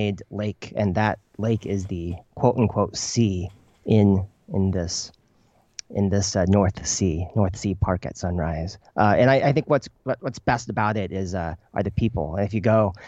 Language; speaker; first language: English; early bilingual, other home language; Chinese